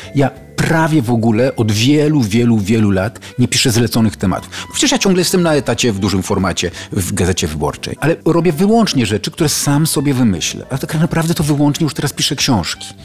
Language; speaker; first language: Polish; native; Polish